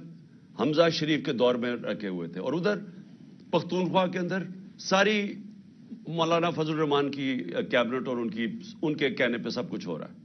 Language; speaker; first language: Urdu; native; Urdu